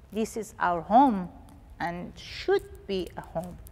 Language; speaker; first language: English; non-native, learner; Persian